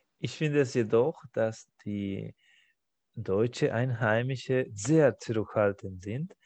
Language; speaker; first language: German; non-native, fluent; Spanish